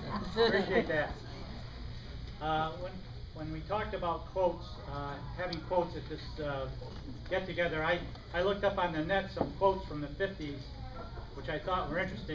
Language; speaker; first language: English; native; English